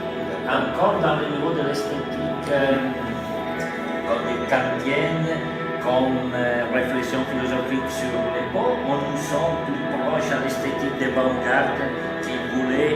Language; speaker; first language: French; non-native, learner; Italian